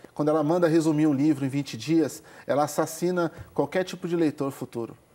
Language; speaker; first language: Portuguese; native; Portuguese